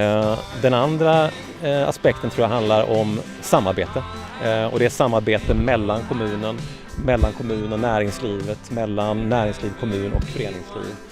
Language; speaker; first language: Swedish; native; Swedish